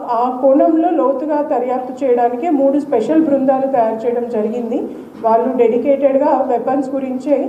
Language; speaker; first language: Telugu; native; Telugu